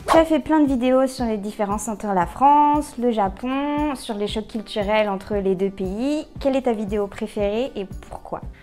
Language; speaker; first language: French; native; French